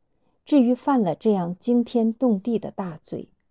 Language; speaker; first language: Chinese; native; Chinese